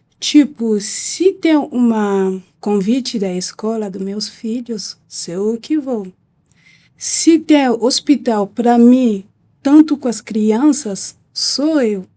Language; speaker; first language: Portuguese; non-native, learner; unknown